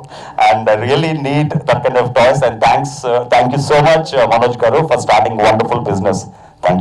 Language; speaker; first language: Telugu; native; Telugu